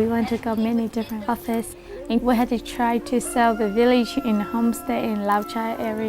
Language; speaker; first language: English; non-native, local second language; Hmong